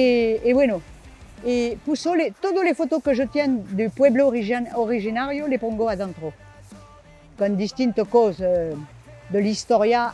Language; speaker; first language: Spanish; non-native, learner; French